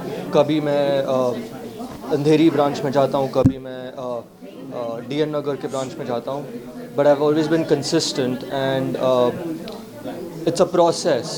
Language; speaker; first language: Hindi; native; Hindi